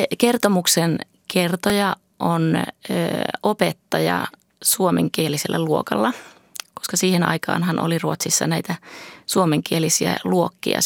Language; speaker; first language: Finnish; early bilingual, heritage; Finnish